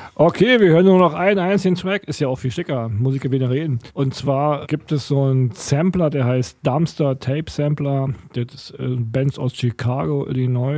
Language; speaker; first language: German; native; German